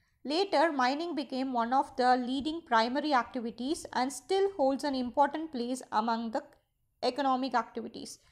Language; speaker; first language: English; non-native, local second language; Tamil